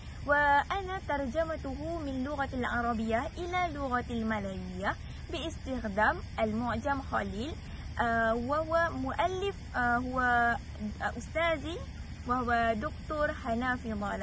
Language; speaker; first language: Arabic; non-native, learner; Malay